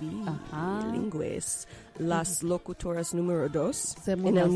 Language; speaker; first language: Spanish; non-native, fluent; English